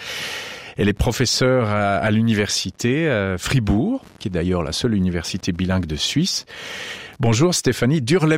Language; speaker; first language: French; native; French